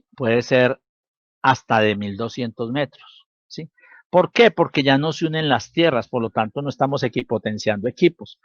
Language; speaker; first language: Spanish; native; Spanish